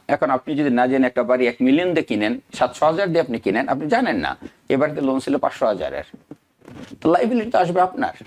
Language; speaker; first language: Bangla; native; Bangla